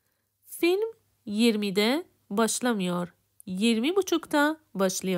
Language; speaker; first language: Turkish; non-native, fluent; Persian